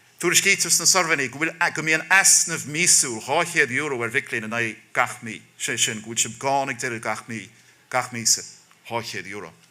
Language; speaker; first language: Irish; native; Irish